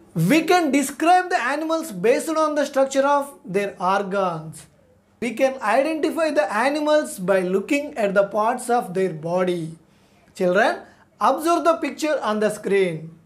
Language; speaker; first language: English; non-native, local second language; Telugu